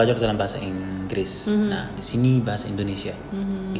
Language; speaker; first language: Indonesian; non-native, fluent; Arabic